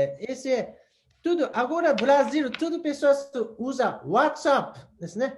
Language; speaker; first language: Portuguese; non-native, learner; Japanese